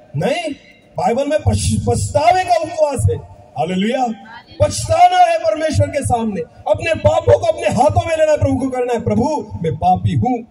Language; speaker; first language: Hindi; non-native, local second language; Marathi